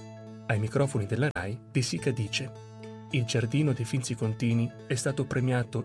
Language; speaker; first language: Italian; native; Italian